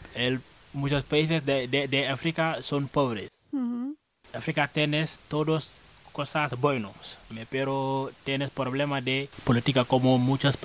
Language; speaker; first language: Spanish; non-native, learner; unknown